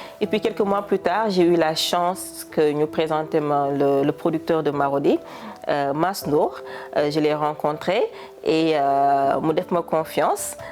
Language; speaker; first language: French; non-native, local second language; Wolof